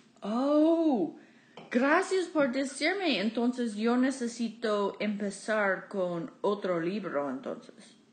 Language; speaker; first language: Spanish; non-native, fluent; English